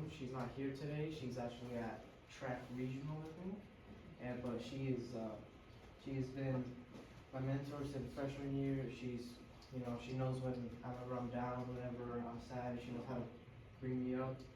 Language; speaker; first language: English; early bilingual, other home language; Spanish